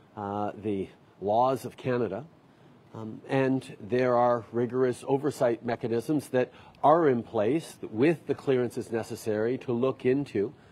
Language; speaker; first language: English; early bilingual, other home language; French